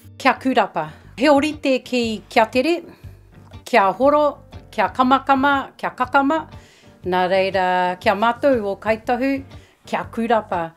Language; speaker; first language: Māori; non-native, local second language; English